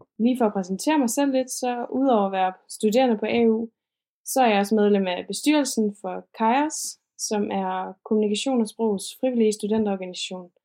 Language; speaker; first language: Danish; native; Danish